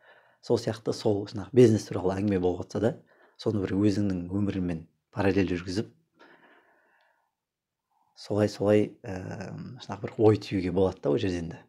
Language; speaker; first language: Kazakh; native; Kazakh